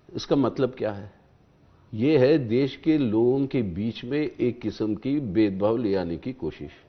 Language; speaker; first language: Hindi; non-native, local second language; Telugu